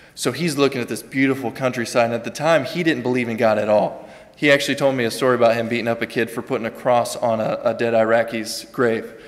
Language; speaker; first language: English; native; English